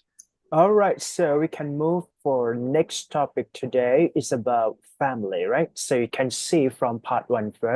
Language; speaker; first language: English; non-native, fluent; Thai